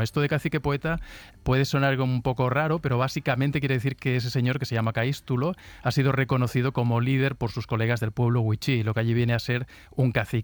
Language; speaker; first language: Spanish; native; Spanish